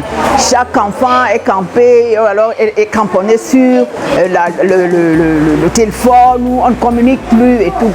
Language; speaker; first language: French; non-native, local second language; Duala